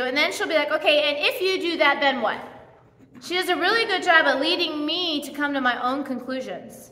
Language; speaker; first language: English; native; English